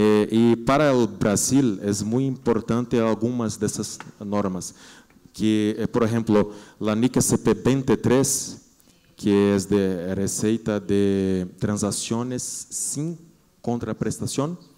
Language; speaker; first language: Spanish; non-native, learner; Portuguese